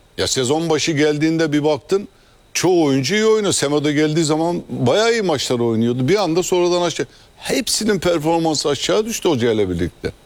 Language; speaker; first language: Turkish; native; Turkish